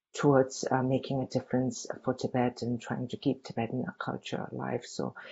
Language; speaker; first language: English; non-native, local second language; Tibetan